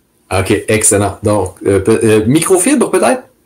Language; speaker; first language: French; native; French